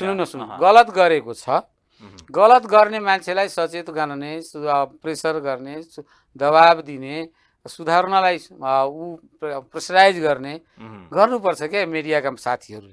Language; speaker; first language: Nepali; native; Nepali